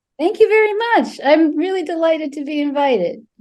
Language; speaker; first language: English; native; English